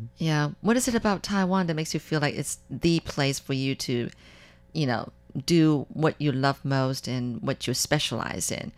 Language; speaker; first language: English; non-native, fluent; Chinese